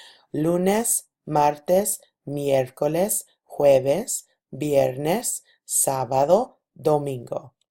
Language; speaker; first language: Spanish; non-native, fluent; English